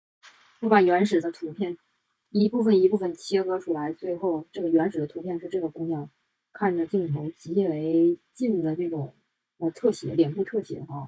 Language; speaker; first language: Chinese; native; Chinese